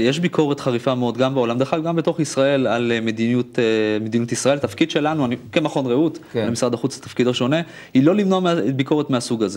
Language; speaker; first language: Hebrew; native; Hebrew